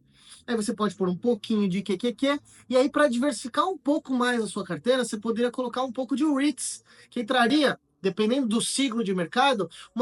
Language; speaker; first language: Portuguese; native; Portuguese